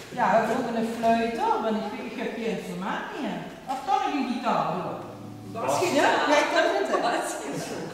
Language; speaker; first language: Dutch; native; Dutch